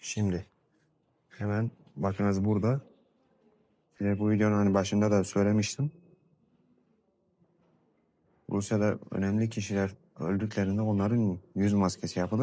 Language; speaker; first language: Turkish; native; Turkish